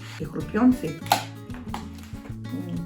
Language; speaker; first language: Polish; non-native, learner; Russian